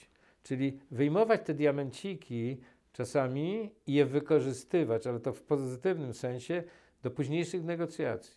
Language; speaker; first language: Polish; native; Polish